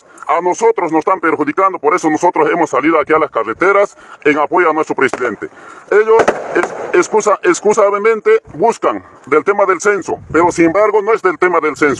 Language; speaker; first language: Spanish; native; Spanish